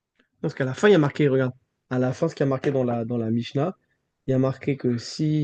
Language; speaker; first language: French; native; French